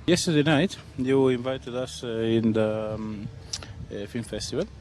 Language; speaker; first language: English; non-native, learner; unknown